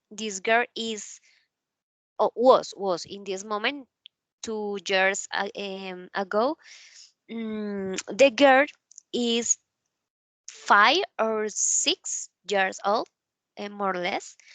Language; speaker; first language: English; non-native, learner; Spanish